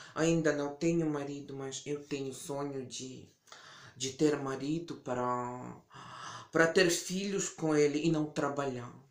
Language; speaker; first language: Portuguese; early bilingual, heritage; Portuguese